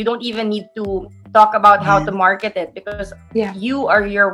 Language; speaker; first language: English; non-native, local second language; Filipino